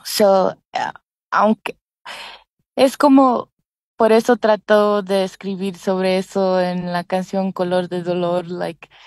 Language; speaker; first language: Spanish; early bilingual, heritage; Spanish